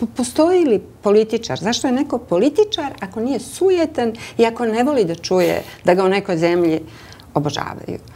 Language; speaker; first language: Bosnian; native; Bosnian